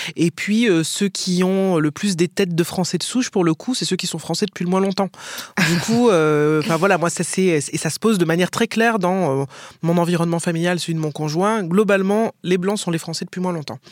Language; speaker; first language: French; native; French